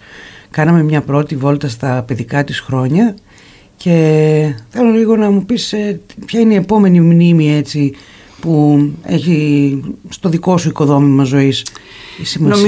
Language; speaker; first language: Greek; native; Greek